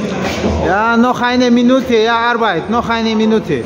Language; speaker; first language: German; non-native, learner; Russian